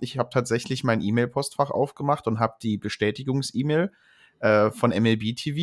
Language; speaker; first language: German; native; German